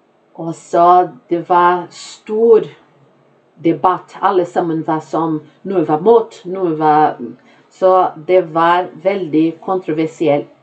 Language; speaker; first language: Norwegian; non-native, fluent; Portuguese